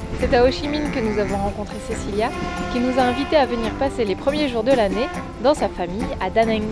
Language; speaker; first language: French; native; French